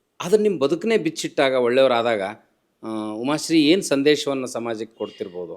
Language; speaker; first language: Kannada; native; Kannada